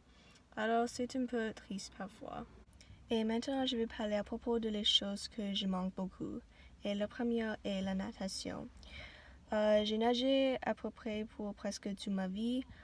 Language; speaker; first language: French; non-native, learner; English